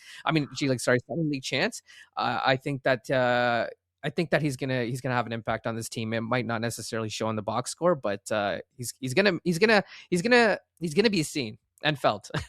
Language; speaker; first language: English; native; English